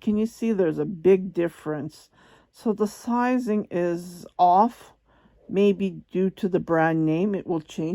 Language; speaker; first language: English; non-native, fluent; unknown